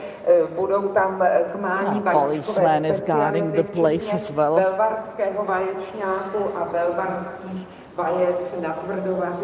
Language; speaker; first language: Czech; native; Czech